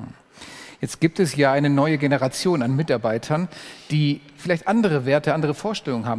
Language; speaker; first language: German; native; German